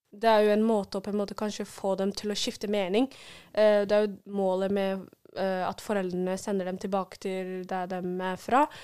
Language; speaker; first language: Norwegian; early bilingual, other home language; Somali